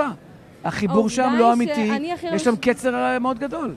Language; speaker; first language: Hebrew; native; Hebrew